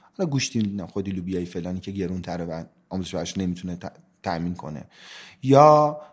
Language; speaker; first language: Persian; native; Persian